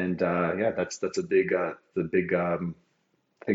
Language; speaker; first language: English; native; English